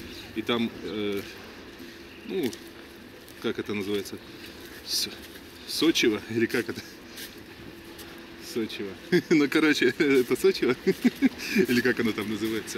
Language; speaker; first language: Russian; native; Russian